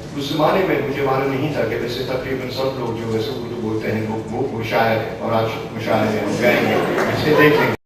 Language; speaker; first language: Urdu; non-native, fluent; English